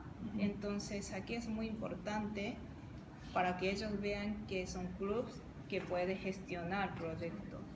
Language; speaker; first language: Spanish; non-native, fluent; Japanese